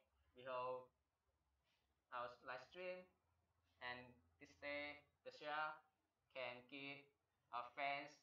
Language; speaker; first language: English; non-native, learner; Chinese